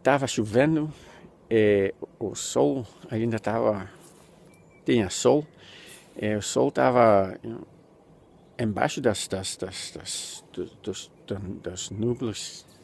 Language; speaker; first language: Portuguese; non-native, fluent; Dutch